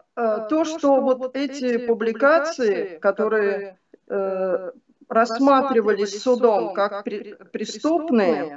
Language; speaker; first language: Russian; native; Russian